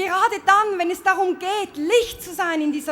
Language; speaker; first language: German; native; German